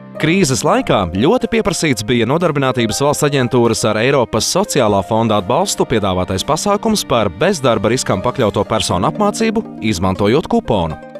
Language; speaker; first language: Latvian; native; Latvian